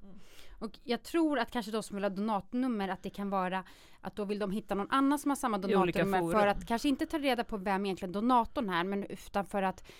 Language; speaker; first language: Swedish; native; Swedish